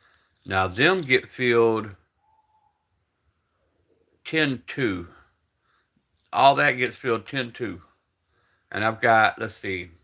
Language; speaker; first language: English; native; English